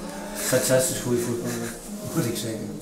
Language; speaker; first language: Dutch; non-native, fluent; Danish